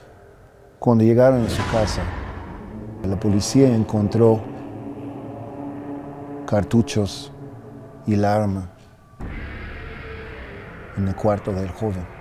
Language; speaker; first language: Spanish; early bilingual, heritage; English